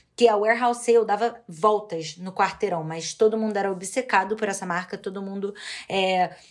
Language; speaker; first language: Portuguese; native; Portuguese